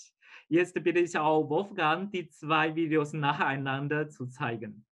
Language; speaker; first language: German; non-native, fluent; Chinese